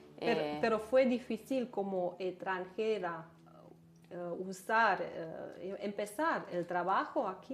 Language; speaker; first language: Spanish; non-native, learner; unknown